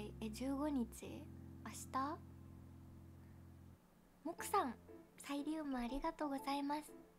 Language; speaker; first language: Japanese; native; Japanese